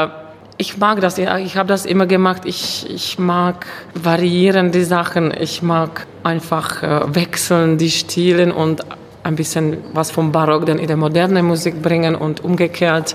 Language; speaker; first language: German; non-native, fluent; Czech